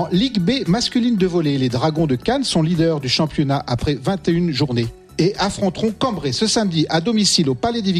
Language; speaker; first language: French; native; French